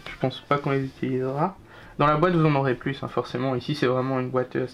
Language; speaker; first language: French; native; French